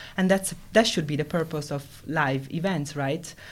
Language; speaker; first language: English; non-native, fluent; Italian